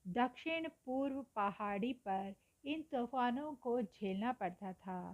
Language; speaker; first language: Hindi; non-native, local second language; Telugu